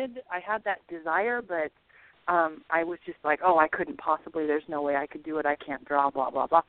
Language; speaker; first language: English; native; English